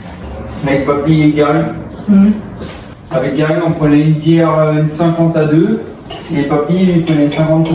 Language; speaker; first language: French; native; French